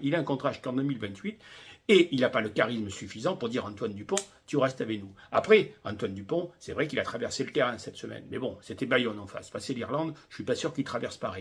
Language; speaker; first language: French; native; French